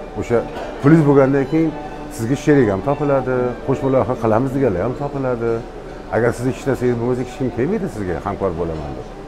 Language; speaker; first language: Uzbek; native; Uzbek